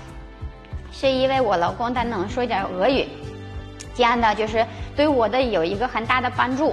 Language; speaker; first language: Chinese; non-native, fluent; Ukrainian